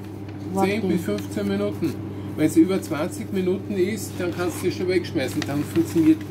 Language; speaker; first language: German; native; German